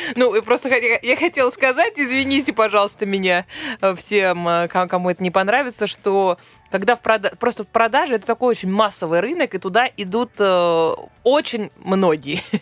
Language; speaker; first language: Russian; native; Russian